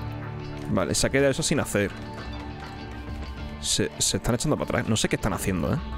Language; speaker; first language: Spanish; native; Spanish